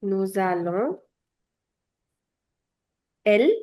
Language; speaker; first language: French; non-native, fluent; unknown